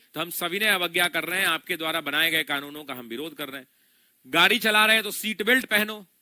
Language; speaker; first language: Hindi; native; Hindi